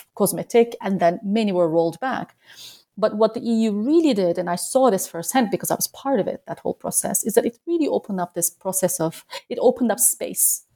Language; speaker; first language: English; non-native, fluent; Turkish